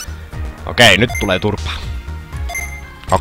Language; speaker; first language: Finnish; native; Finnish